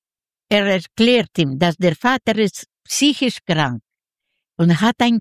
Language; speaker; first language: German; non-native, fluent; Yiddish